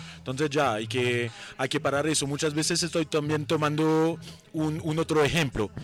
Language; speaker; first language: Spanish; non-native, fluent; French